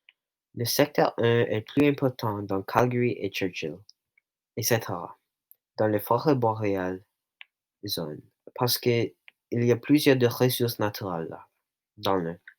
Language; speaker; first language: French; non-native, local second language; English